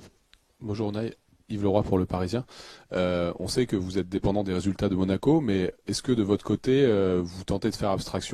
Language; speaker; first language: French; native; French